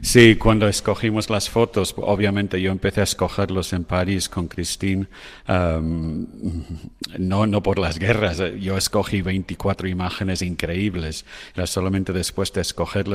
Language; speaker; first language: Spanish; non-native, fluent; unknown